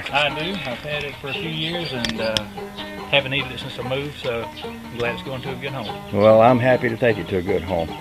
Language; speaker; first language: English; native; English